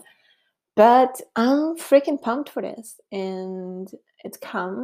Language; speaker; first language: English; non-native, fluent; Swiss German